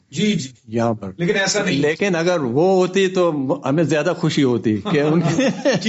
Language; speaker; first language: Urdu; non-native, local second language; Baluchi